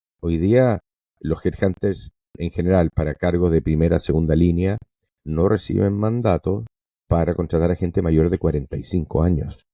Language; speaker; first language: Spanish; non-native, local second language; English